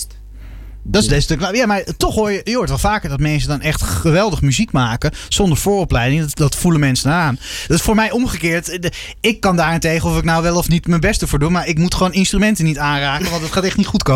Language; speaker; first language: Dutch; native; Dutch